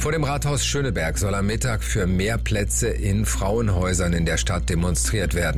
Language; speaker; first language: German; native; German